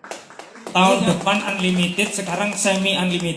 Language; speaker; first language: Indonesian; non-native, fluent; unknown